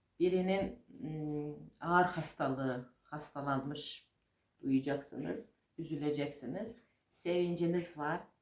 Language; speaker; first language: Turkish; non-native, fluent; Russian